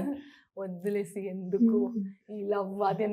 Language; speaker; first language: Telugu; non-native, learner; Kannada